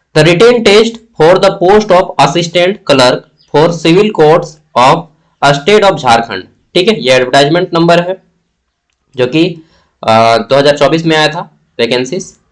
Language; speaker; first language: Hindi; native; Hindi